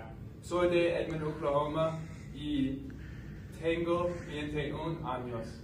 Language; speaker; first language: Spanish; non-native, learner; English